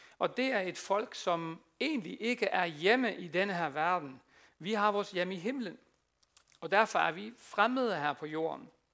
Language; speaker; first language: Danish; non-native, fluent; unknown